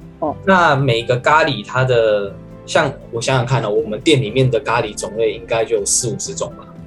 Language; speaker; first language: Chinese; native; Chinese